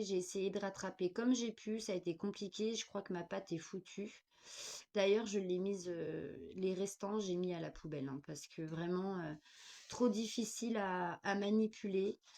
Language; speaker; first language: French; native; French